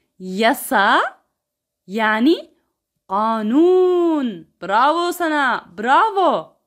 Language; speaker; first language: Arabic; non-native, fluent; Turkish